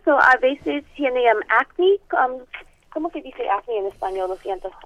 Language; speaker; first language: Spanish; non-native, learner; English